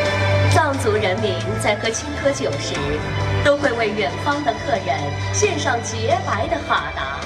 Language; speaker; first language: Chinese; native; Chinese